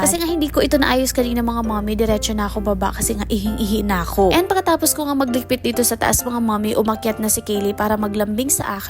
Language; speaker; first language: Filipino; non-native, local second language; Cebuano